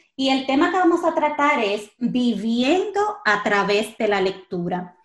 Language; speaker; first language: Spanish; native; Spanish